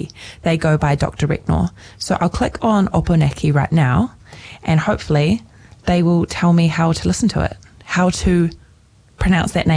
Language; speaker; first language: English; native; English